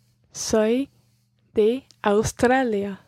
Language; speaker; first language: Spanish; non-native, learner; English